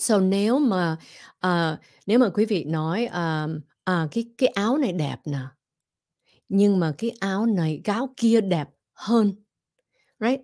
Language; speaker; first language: Vietnamese; early bilingual, heritage; Vietnamese